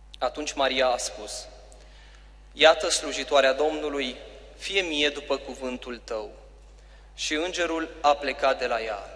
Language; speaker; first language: Romanian; native; Romanian